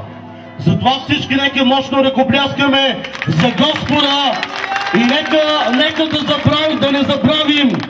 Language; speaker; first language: Bulgarian; non-native, local second language; Romany